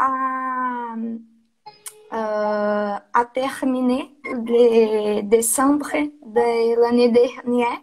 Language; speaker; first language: French; non-native, learner; Portuguese